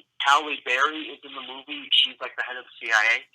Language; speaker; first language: English; native; English